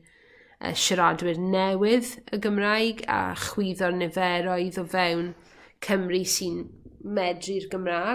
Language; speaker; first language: Welsh; native; Welsh